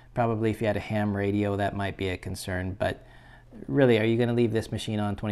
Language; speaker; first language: English; native; English